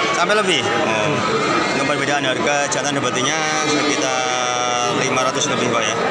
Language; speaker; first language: Indonesian; non-native, local second language; Javanese